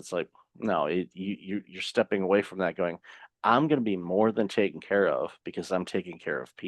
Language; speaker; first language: English; native; English